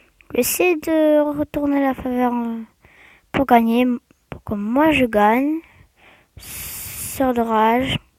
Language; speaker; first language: French; native; French